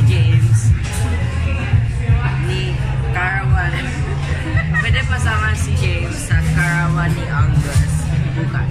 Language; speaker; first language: Filipino; non-native, learner; English